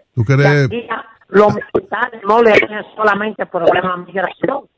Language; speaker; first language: Spanish; native; Spanish